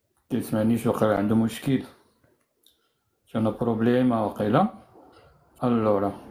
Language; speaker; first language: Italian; non-native, fluent; Arabic